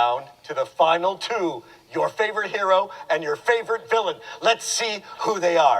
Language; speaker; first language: English; native; English